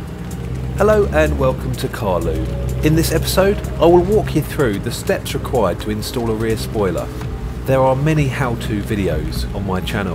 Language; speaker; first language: English; native; English